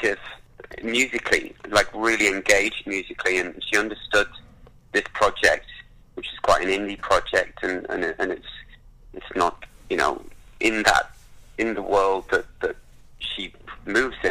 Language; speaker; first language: English; native; English